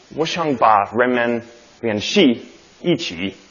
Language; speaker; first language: Chinese; non-native, learner; English